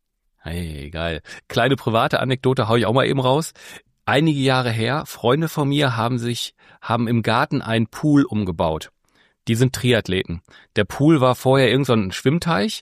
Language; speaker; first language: German; native; German